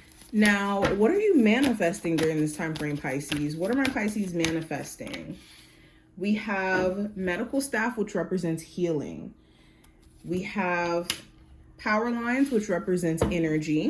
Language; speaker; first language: English; native; English